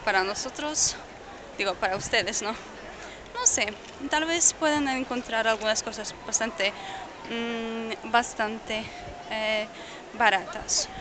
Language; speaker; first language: Spanish; non-native, fluent; Polish